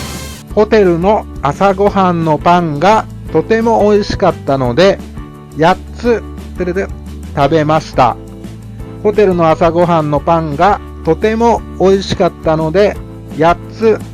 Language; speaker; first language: Japanese; non-native, fluent; Thai